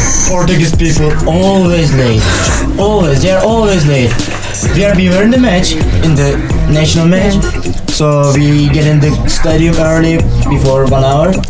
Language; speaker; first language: English; non-native, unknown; Turkish